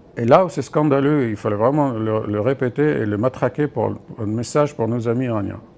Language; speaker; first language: French; non-native, fluent; Arabic